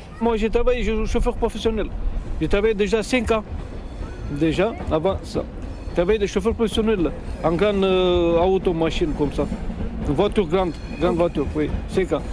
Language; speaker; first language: French; non-native, learner; Romanian